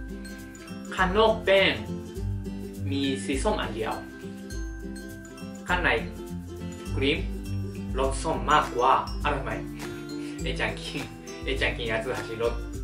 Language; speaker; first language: Thai; non-native, fluent; Japanese